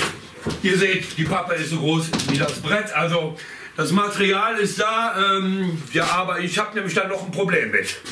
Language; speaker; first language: German; native; German